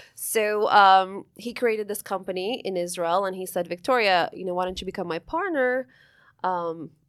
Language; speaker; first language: English; early bilingual, other home language; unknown